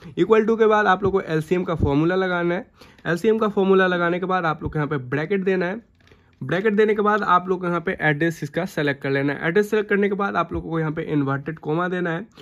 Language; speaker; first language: Hindi; native; Hindi